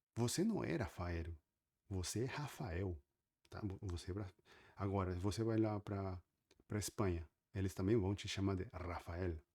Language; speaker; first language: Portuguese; non-native, fluent; Spanish